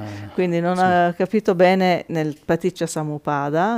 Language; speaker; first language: Italian; native; Italian